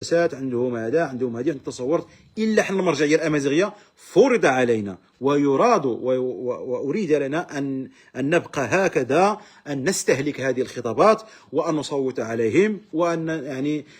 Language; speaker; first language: Arabic; non-native, local second language; Berber languages